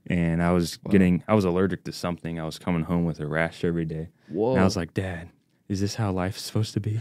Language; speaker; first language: English; native; English